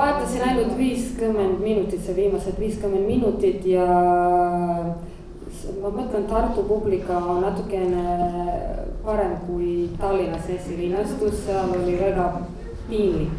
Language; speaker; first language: Estonian; non-native, learner; Croatian